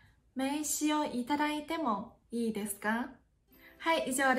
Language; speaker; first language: Japanese; non-native, fluent; Chinese